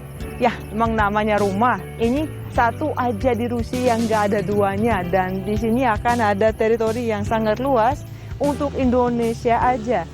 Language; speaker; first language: Indonesian; non-native, fluent; Russian